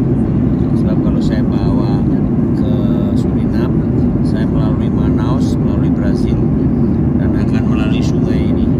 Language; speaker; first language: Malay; non-native, local second language; Javanese